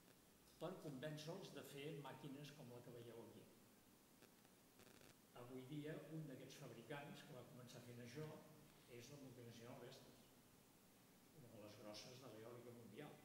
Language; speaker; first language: Catalan; native; Catalan